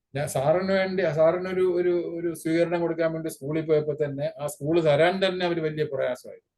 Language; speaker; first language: Malayalam; native; Malayalam